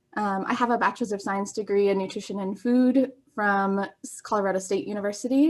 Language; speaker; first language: English; native; English